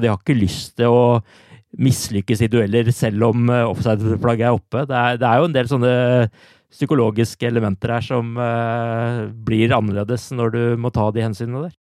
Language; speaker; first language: Norwegian; native; Norwegian